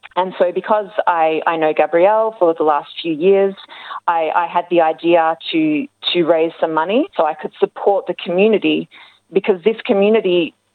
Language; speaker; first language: English; native; English